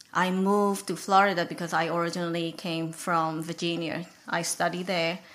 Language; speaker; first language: English; non-native, fluent; Burmese